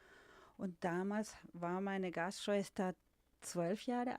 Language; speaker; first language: German; non-native, fluent; Spanish